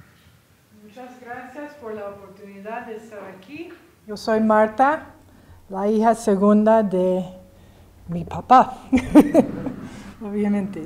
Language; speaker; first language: Spanish; early bilingual, heritage; English